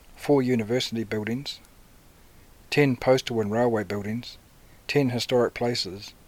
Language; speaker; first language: English; native; English